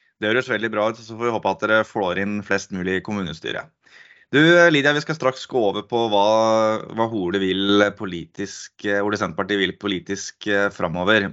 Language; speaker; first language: Norwegian; native; Norwegian